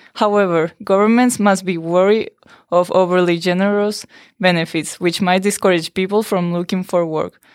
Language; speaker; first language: English; non-native, fluent; Spanish